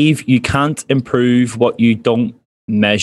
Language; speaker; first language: English; native; English